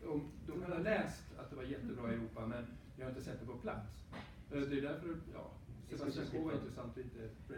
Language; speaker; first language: Swedish; native; Swedish